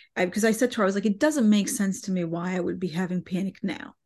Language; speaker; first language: English; non-native, fluent; Bosnian